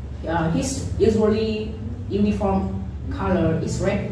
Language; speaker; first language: English; non-native, learner; Vietnamese